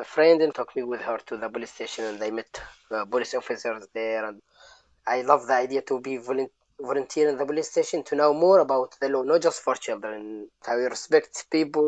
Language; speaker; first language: English; non-native, learner; Arabic